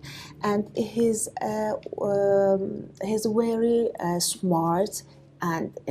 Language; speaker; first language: English; non-native, learner; Persian